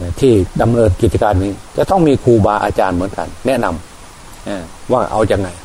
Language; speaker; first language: Thai; native; Thai